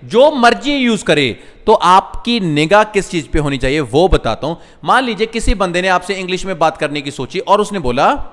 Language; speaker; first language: Hindi; non-native, local second language; Punjabi